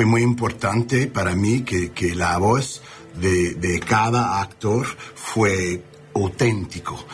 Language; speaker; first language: Spanish; non-native, learner; English